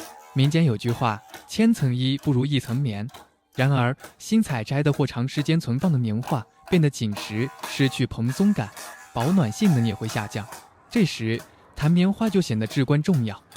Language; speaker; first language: Chinese; native; Chinese